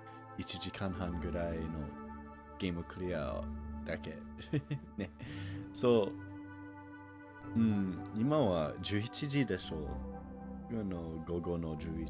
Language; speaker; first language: Japanese; non-native, learner; English